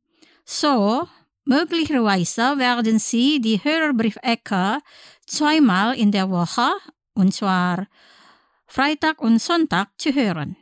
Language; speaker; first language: German; non-native, fluent; Indonesian